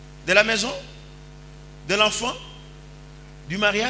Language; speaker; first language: French; non-native, local second language; Lingala